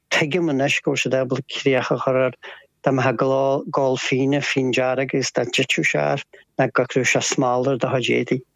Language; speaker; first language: Irish; native; Irish